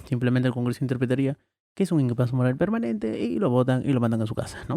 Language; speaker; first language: Spanish; native; Spanish